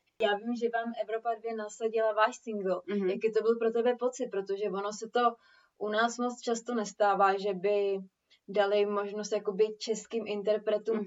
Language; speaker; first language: Czech; native; Czech